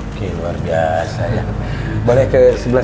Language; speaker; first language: Indonesian; native; Indonesian